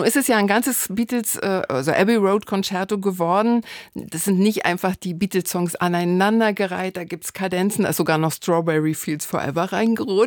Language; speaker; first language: German; native; German